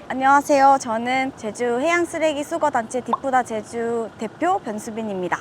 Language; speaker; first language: Korean; native; Korean